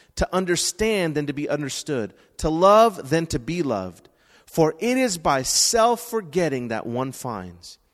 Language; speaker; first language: English; native; English